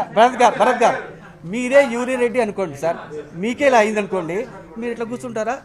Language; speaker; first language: Telugu; native; Telugu